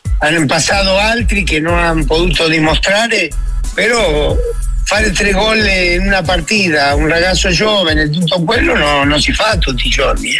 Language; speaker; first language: Italian; non-native, fluent; Spanish